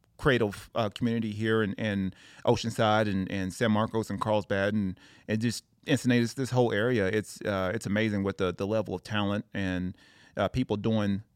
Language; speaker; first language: English; native; English